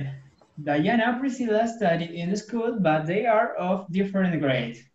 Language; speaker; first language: English; non-native, learner; Spanish